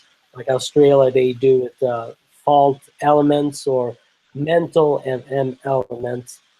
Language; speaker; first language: English; non-native, fluent; Swedish